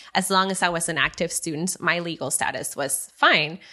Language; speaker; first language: English; early bilingual, other home language; Spanish